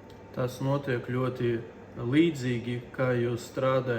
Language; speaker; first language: Latvian; non-native, local second language; Russian